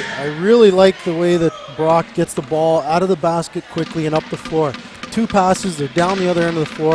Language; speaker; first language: English; native; English